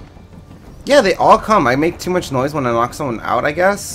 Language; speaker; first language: English; native; English